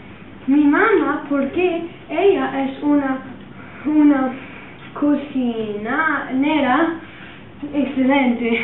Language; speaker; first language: Spanish; non-native, learner; English